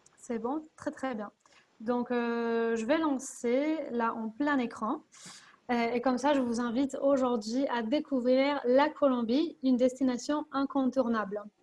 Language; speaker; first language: French; non-native, fluent; Spanish